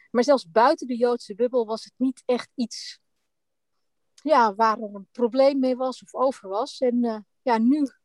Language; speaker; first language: Dutch; native; Dutch